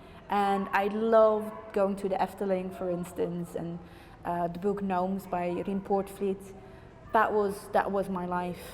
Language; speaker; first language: English; non-native, fluent; Dutch